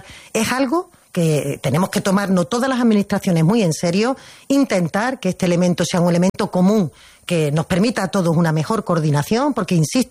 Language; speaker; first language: Spanish; native; Spanish